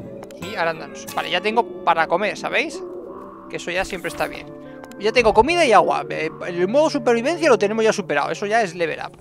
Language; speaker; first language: Spanish; native; Spanish